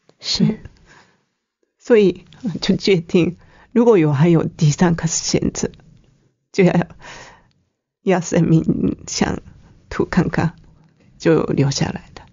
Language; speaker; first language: Chinese; non-native, fluent; Japanese